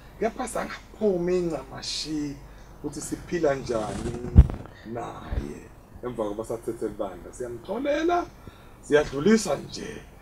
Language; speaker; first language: Zulu; non-native, local second language; Swati